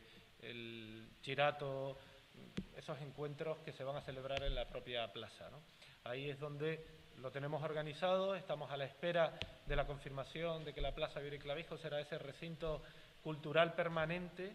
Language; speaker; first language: Spanish; native; Spanish